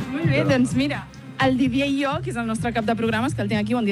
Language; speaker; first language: Catalan; native; Catalan